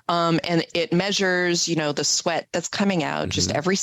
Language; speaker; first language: English; native; English